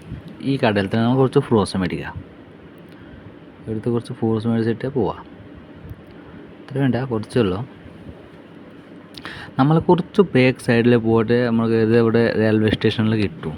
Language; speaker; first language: Malayalam; non-native, learner; Hindi